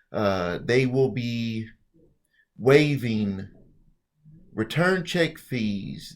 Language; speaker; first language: English; native; English